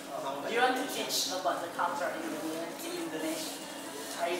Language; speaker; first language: English; non-native, learner; Indonesian